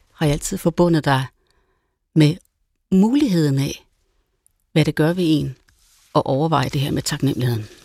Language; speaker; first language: Danish; native; Danish